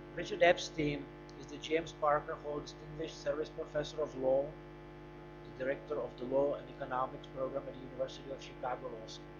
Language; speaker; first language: English; non-native, fluent; Czech